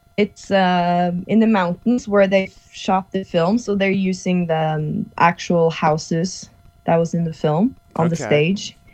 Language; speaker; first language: English; non-native, fluent; Norwegian